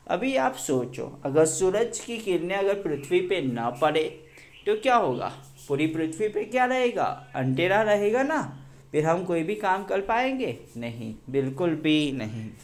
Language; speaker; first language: Hindi; non-native, local second language; Gujarati